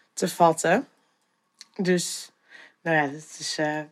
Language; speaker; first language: Dutch; native; Dutch